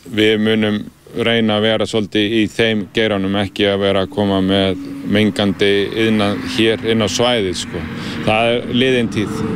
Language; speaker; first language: Icelandic; native; Icelandic